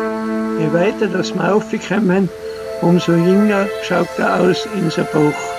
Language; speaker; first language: German; native; German